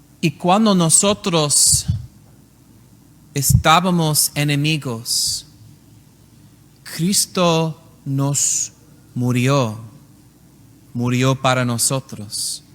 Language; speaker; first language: Spanish; non-native, learner; English